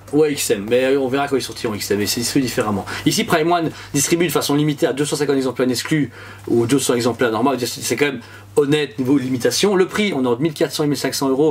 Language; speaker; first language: French; native; French